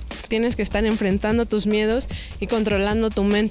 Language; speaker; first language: Spanish; native; Spanish